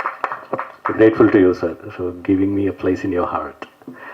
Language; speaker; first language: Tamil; non-native, learner; Malayalam